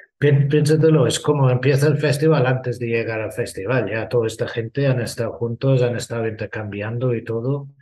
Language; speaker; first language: Spanish; non-native, fluent; English